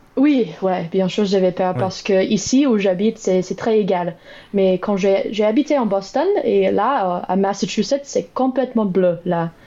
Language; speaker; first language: French; non-native, learner; English